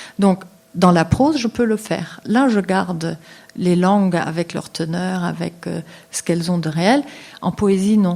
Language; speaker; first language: French; non-native, local second language; Luxembourgish